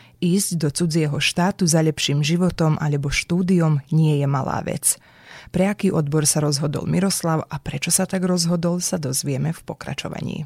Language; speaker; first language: Slovak; early bilingual, heritage; Slovak